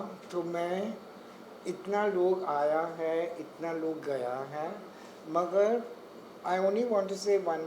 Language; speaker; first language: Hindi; non-native, local second language; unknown